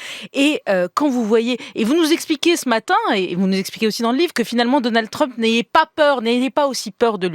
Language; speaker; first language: French; native; French